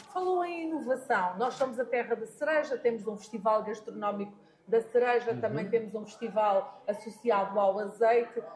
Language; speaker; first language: Portuguese; native; Portuguese